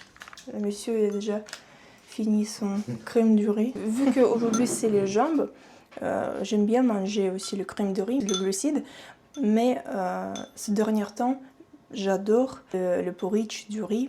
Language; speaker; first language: French; non-native, fluent; Russian